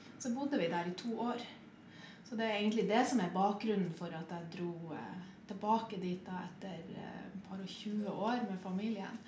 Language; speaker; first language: Norwegian; native; Norwegian